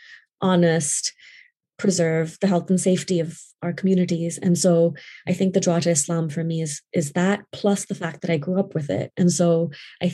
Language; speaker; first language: English; non-native, local second language; Urdu